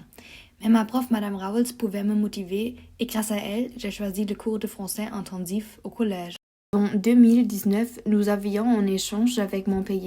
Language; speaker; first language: French; non-native, learner; German